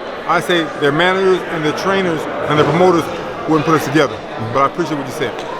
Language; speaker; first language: English; native; English